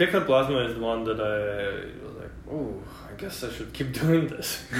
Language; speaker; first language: English; non-native, fluent; Russian